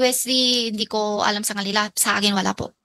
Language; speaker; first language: Filipino; non-native, learner; Chinese